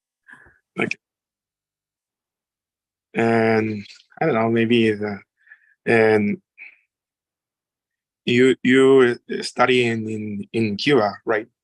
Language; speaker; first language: English; non-native, learner; Spanish